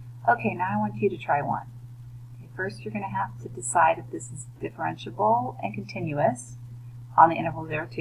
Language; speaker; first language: English; native; English